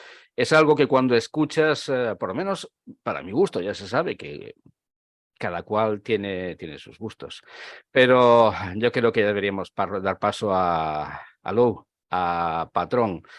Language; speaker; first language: Spanish; native; Spanish